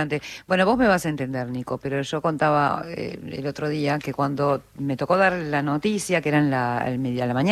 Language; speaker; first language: Spanish; native; Spanish